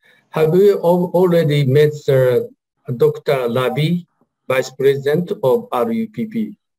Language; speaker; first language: English; non-native, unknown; Japanese